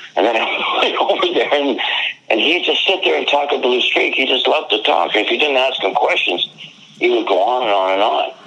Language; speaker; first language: English; native; English